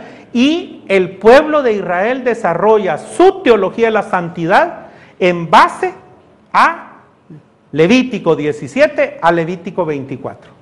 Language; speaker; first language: Spanish; native; Spanish